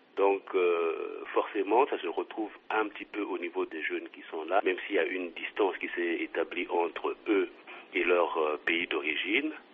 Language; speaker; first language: French; non-native, local second language; Kongo